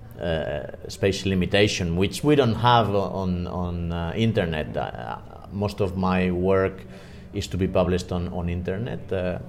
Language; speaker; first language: English; non-native, fluent; Spanish